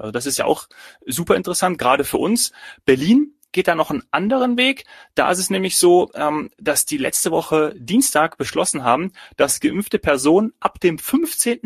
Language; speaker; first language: German; native; German